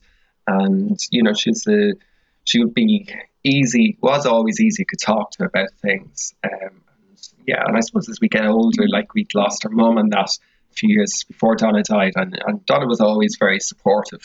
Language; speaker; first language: English; native; English